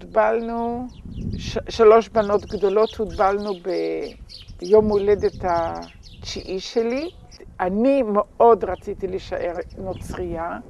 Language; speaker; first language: Hebrew; non-native, fluent; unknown